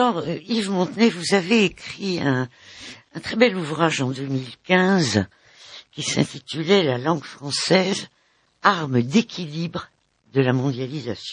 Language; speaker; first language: French; native; French